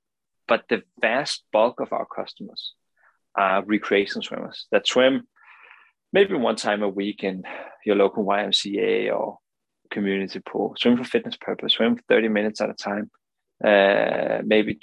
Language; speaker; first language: English; non-native, fluent; Danish